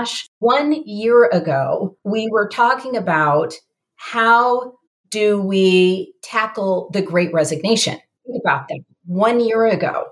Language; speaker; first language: English; native; English